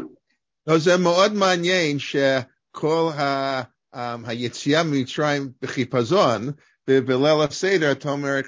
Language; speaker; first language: Hebrew; non-native, fluent; English